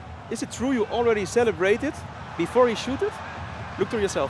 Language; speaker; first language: English; non-native, fluent; Dutch